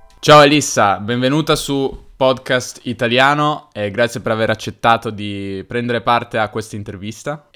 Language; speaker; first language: Italian; native; Italian